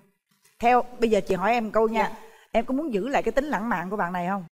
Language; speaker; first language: Vietnamese; native; Vietnamese